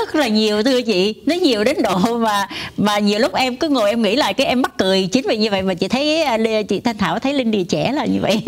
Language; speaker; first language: Vietnamese; non-native, local second language; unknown